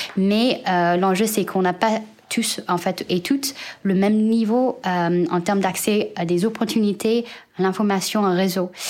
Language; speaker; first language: French; non-native, fluent; Chinese